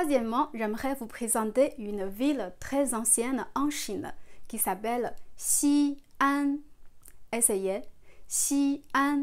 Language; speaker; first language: French; non-native, fluent; Chinese